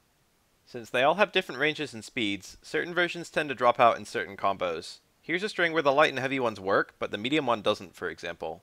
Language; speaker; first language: English; native; English